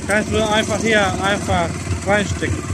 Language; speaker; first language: German; non-native, learner; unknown